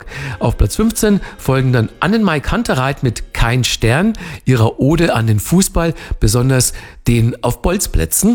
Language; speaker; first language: German; native; German